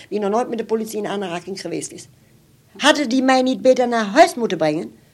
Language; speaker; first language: Dutch; non-native, fluent; German